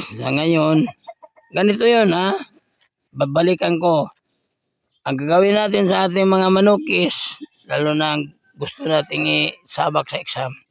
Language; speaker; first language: Filipino; non-native, local second language; Cebuano